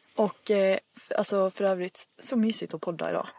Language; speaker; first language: Swedish; native; Swedish